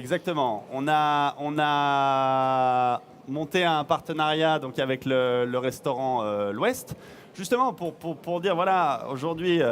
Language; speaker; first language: French; native; French